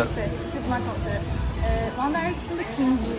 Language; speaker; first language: Turkish; native; Turkish